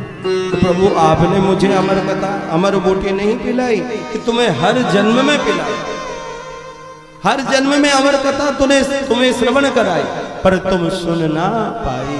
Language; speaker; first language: Hindi; native; Hindi